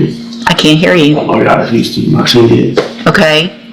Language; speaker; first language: English; native; English